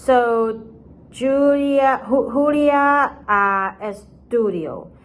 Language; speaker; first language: Spanish; non-native, fluent; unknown